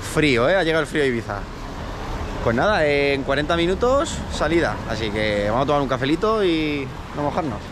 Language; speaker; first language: Spanish; native; Spanish